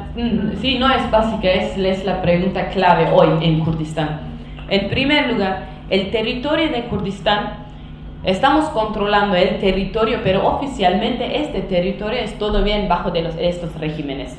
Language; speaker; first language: Spanish; non-native, fluent; Kurdish